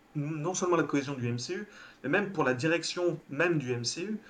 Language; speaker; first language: French; native; French